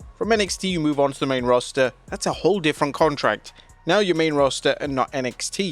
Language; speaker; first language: English; native; English